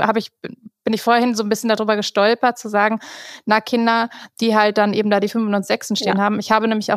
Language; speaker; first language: German; native; German